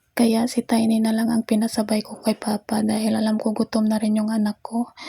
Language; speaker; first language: Filipino; non-native, local second language; Cebuano